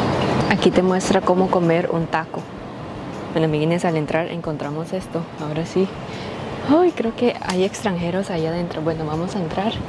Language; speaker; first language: Spanish; native; Spanish